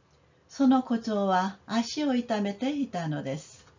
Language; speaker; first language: Japanese; non-native, fluent; Korean